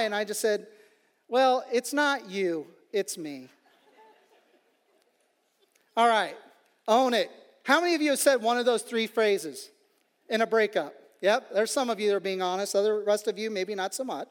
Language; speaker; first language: English; native; English